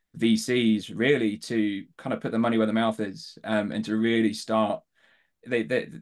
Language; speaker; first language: English; native; English